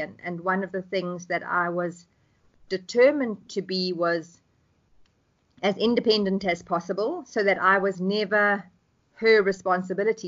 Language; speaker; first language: English; native; English